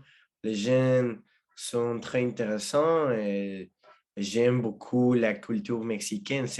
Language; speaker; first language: French; non-native, learner; Spanish